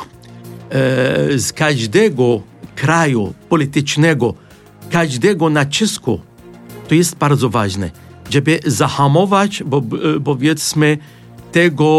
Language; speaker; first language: Polish; non-native, fluent; Arabic